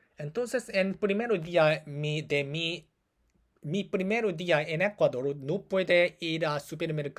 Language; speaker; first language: Spanish; non-native, learner; Korean